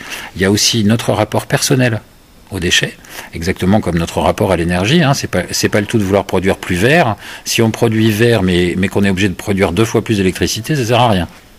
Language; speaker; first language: French; native; French